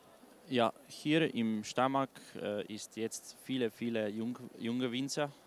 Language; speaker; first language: German; non-native, learner; Slovenian